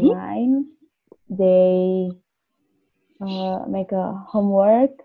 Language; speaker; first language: English; non-native, learner; Indonesian